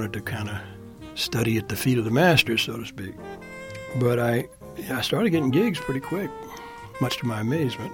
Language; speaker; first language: English; native; English